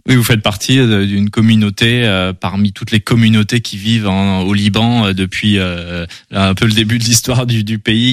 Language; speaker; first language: French; native; French